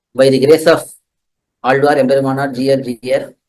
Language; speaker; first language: English; non-native, local second language; Tamil